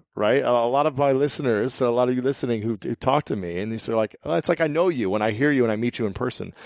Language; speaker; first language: English; native; English